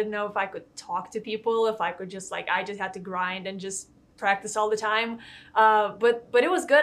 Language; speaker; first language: English; non-native, fluent; Lithuanian